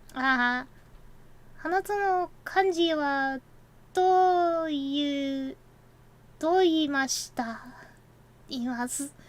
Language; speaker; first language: Japanese; non-native, learner; English